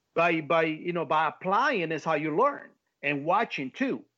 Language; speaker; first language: English; early bilingual, heritage; Spanish